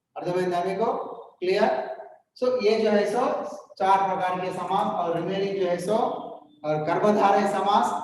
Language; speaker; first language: Hindi; non-native, local second language; Telugu